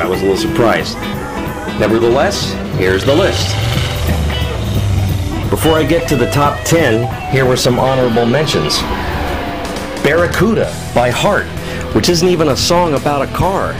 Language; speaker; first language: English; native; English